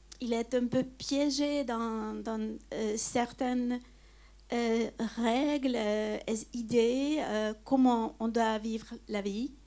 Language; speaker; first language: French; non-native, fluent; Hungarian